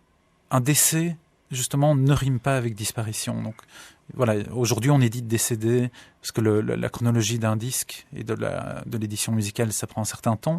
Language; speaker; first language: French; native; French